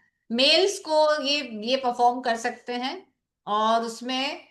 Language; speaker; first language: Hindi; native; Hindi